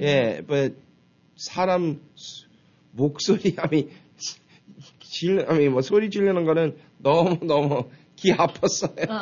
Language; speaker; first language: Korean; early bilingual, heritage; Korean